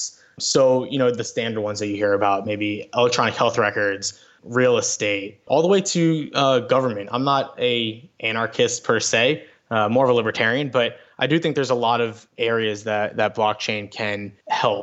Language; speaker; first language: English; native; English